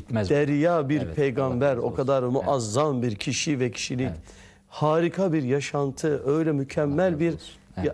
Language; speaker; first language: Turkish; native; Turkish